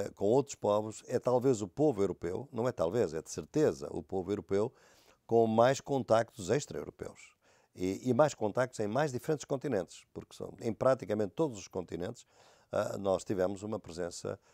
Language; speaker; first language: Portuguese; native; Portuguese